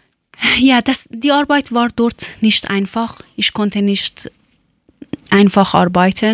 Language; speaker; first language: German; non-native, learner; Persian